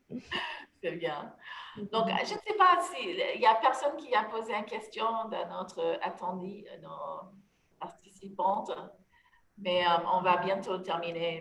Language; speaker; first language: French; non-native, fluent; English